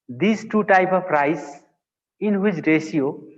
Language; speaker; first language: English; non-native, local second language; Nepali